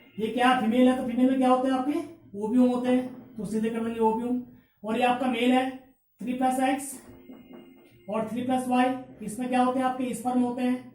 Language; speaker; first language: Hindi; native; Hindi